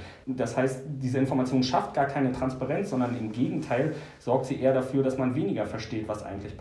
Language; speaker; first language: German; native; German